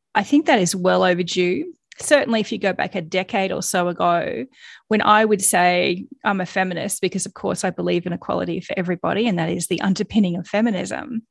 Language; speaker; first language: English; native; English